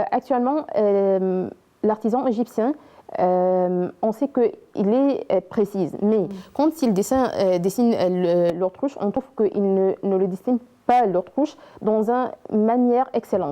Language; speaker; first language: French; non-native, learner; Arabic